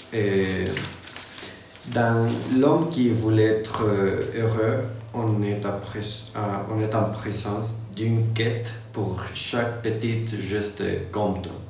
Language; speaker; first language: French; non-native, learner; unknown